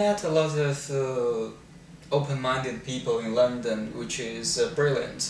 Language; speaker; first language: English; non-native, fluent; Chinese